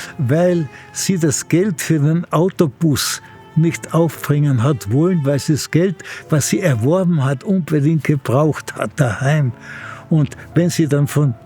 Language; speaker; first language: German; non-native, local second language; Slovenian